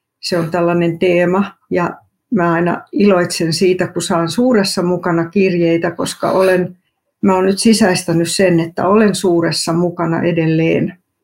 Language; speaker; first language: Finnish; native; Finnish